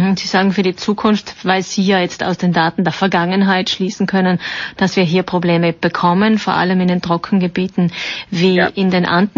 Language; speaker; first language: German; native; German